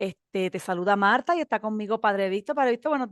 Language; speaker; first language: Spanish; native; Spanish